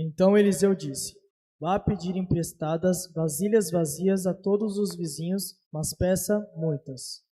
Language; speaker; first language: Portuguese; native; Portuguese